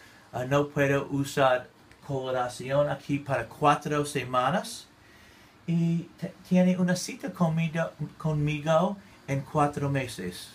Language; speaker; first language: Spanish; non-native, learner; English